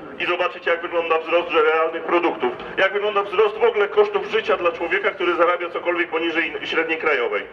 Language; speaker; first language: Polish; native; Polish